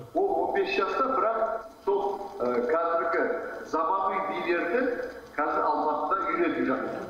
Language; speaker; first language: Kazakh; native; Kazakh